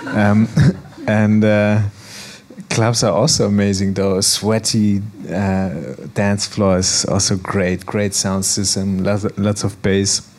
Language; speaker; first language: English; non-native, fluent; German